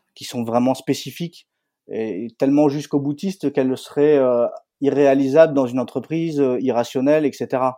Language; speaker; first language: French; native; French